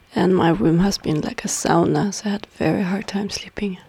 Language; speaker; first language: English; non-native, fluent; Swedish